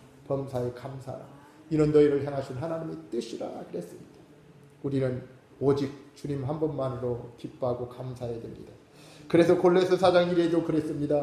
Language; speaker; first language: Korean; native; Korean